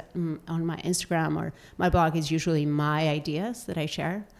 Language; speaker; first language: English; non-native, fluent; Spanish